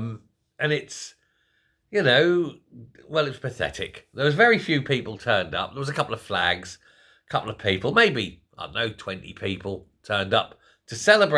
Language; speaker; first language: English; native; English